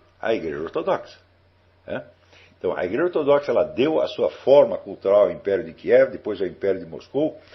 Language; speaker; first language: Portuguese; native; Portuguese